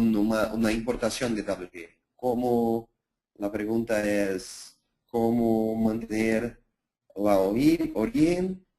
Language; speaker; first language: Spanish; non-native, fluent; Portuguese